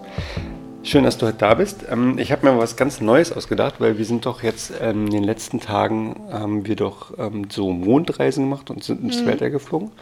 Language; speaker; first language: German; native; German